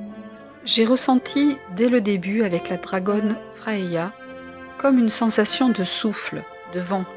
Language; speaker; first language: French; native; French